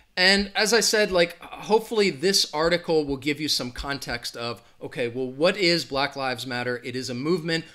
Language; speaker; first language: English; native; English